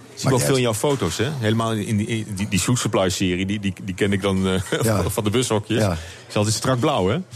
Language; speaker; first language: Dutch; native; Dutch